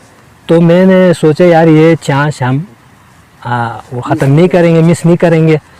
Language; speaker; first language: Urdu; non-native, local second language; Balti